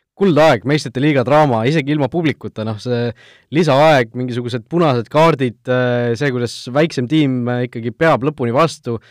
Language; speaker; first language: Estonian; native; Estonian